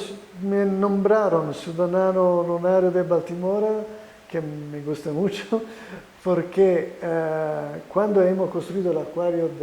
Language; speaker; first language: Spanish; non-native, fluent; Italian